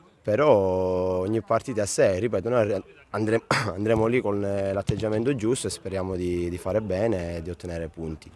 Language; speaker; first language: Italian; native; Italian